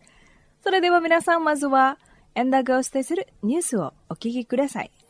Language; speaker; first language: Japanese; non-native, fluent; Indonesian